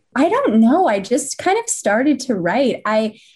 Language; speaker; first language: English; native; English